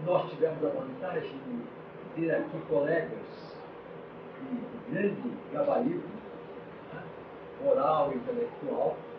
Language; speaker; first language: Portuguese; native; Portuguese